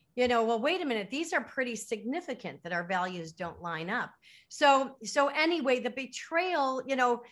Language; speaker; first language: English; native; English